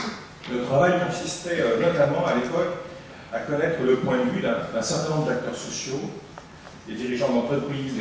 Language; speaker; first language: French; native; French